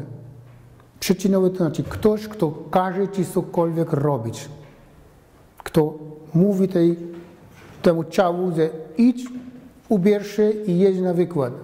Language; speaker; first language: Polish; non-native, fluent; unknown